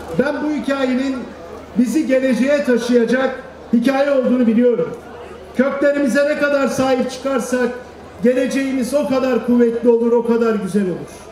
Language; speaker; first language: Turkish; native; Turkish